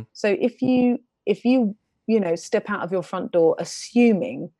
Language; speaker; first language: English; native; English